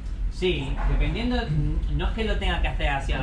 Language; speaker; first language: Spanish; native; Spanish